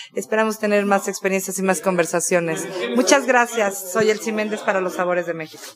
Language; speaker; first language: Spanish; native; Spanish